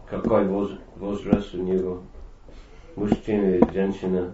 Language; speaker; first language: Russian; non-native, fluent; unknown